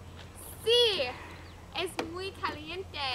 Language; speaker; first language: Spanish; non-native, learner; English